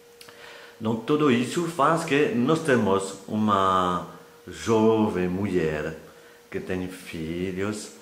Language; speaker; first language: Portuguese; non-native, fluent; French